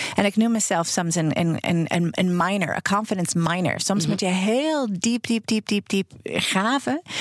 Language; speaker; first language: Dutch; non-native, fluent; English